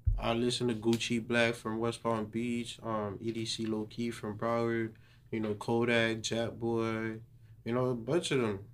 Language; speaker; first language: English; early bilingual, other home language; Haitian Creole